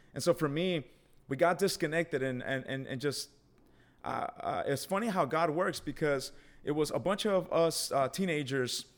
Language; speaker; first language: English; early bilingual, other home language; Spanish